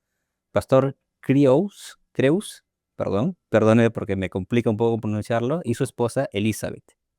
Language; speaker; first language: Spanish; native; Spanish